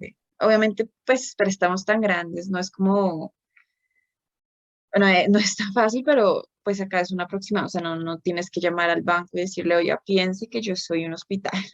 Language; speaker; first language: Spanish; native; Spanish